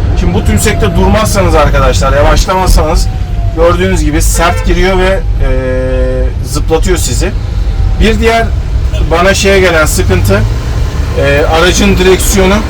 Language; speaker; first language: Turkish; native; Turkish